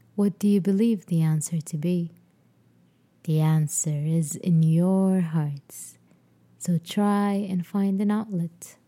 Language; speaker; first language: English; non-native, fluent; Arabic